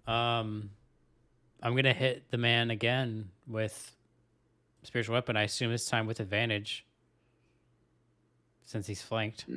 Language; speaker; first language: English; native; English